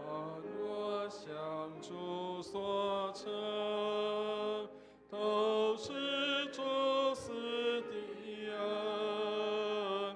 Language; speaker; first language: Chinese; native; Chinese